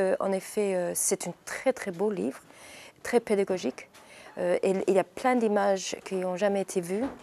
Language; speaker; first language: French; early bilingual, heritage; English